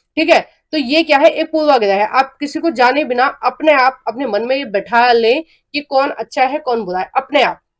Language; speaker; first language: Hindi; native; Hindi